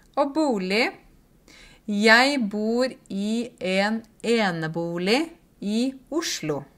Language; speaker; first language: Norwegian; native; Norwegian